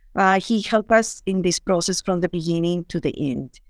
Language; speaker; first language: English; non-native, fluent; Spanish